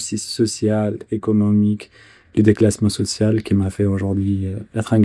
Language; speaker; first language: French; non-native, fluent; Kurdish